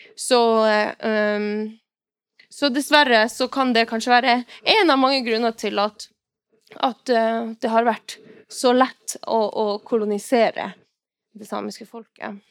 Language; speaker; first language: Norwegian; non-native, local second language; Northern Sami